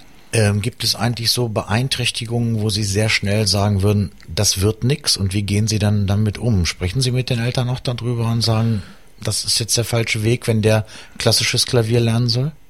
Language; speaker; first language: German; native; German